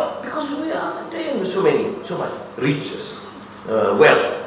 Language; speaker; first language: English; non-native, local second language; Malay